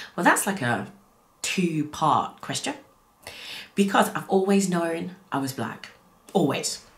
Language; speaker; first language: English; native; English